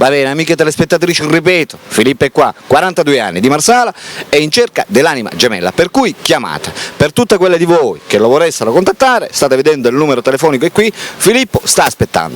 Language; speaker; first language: Italian; native; Italian